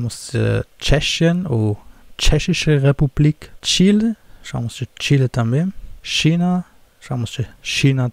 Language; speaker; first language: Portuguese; non-native, fluent; German